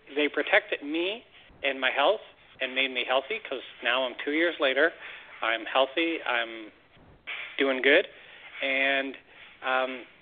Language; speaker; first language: English; native; English